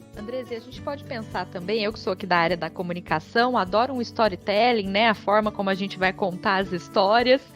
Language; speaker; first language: Portuguese; native; Portuguese